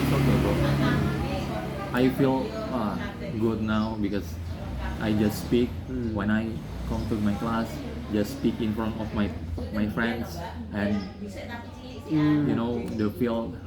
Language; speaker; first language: English; non-native, learner; Indonesian